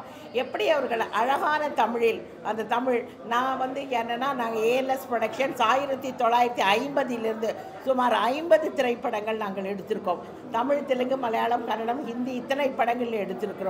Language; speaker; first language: Tamil; native; Tamil